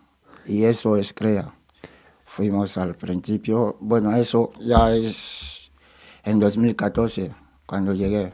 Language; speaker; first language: Spanish; non-native, fluent; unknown